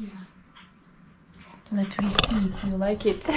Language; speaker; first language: English; non-native, learner; Turkish